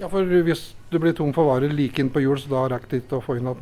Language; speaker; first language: Norwegian; native; Norwegian